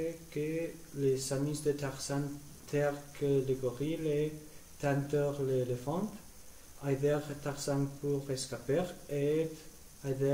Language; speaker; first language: French; non-native, learner; Spanish